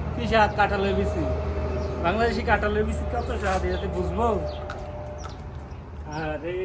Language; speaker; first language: Bangla; native; Bangla